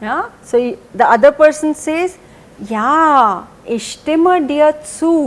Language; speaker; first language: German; non-native, fluent; Hindi